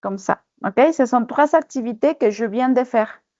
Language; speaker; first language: French; non-native, fluent; Spanish